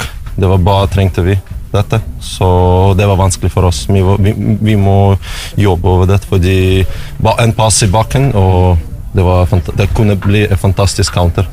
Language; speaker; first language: Norwegian; non-native, learner; Russian